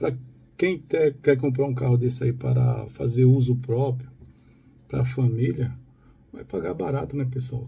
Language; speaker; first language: Portuguese; native; Portuguese